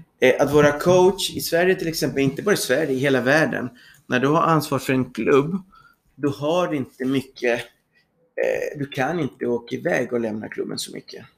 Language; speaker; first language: Swedish; non-native, fluent; Spanish